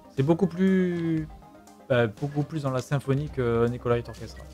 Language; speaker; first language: French; native; French